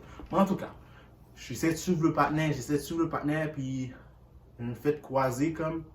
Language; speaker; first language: French; early bilingual, other home language; Haitian Creole